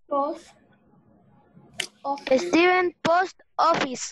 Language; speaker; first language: English; non-native, learner; Spanish